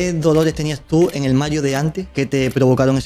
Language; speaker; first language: Spanish; native; Spanish